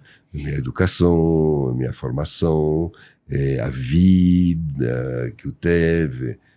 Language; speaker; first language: Portuguese; non-native, fluent; French